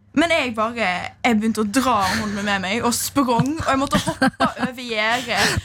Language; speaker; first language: Norwegian; native; Norwegian